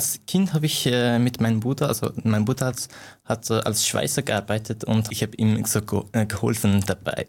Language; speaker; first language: German; non-native, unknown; Persian